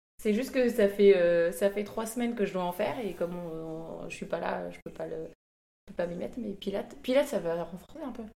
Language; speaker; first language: French; native; French